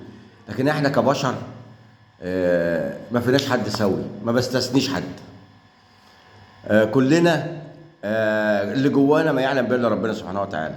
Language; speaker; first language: Arabic; native; Arabic